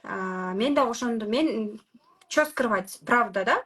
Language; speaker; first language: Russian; non-native, local second language; Kyrgyz